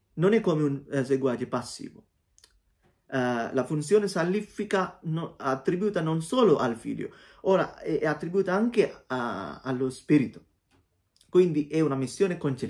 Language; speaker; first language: Italian; non-native, fluent; Sinhala